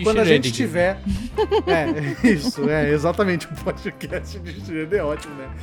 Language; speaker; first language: Portuguese; native; Portuguese